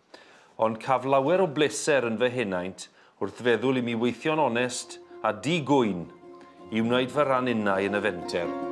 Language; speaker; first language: Welsh; native; Welsh